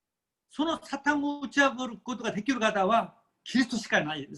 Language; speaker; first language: Japanese; non-native, fluent; Korean